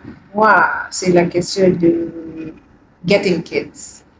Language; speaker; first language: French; non-native, learner; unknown